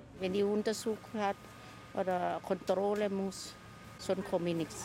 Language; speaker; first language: German; non-native, learner; Thai